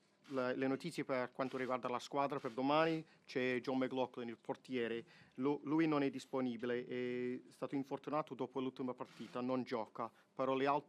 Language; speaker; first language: Italian; non-native, fluent; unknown